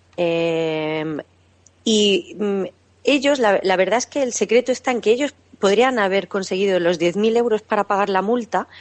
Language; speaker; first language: Spanish; native; Spanish